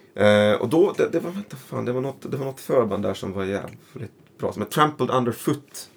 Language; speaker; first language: Swedish; native; Swedish